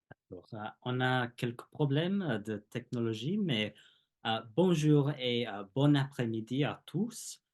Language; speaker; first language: French; non-native, fluent; English